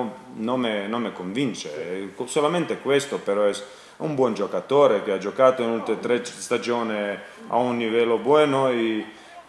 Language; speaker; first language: Italian; non-native, learner; Croatian